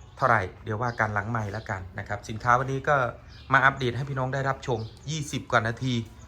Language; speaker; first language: Thai; non-native, local second language; Northern Khmer